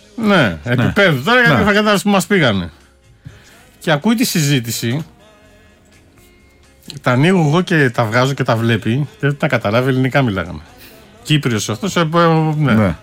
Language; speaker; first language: Greek; native; Greek